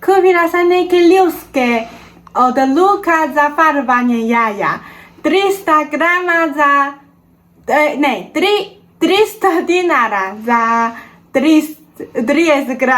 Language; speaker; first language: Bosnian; non-native, learner; Chinese